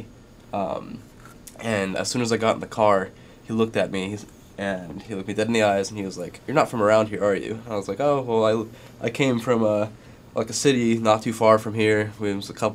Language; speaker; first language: English; native; English